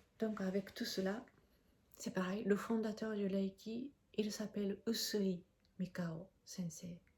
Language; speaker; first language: French; non-native, fluent; Japanese